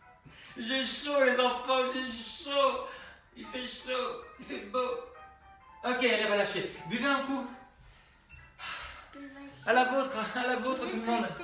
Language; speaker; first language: French; native; French